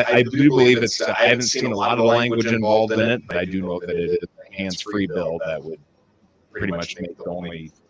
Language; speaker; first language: English; native; English